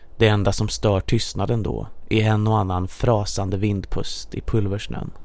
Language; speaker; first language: Swedish; native; Swedish